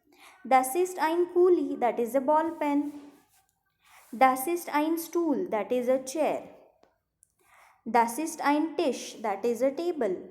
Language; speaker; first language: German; non-native, fluent; Marathi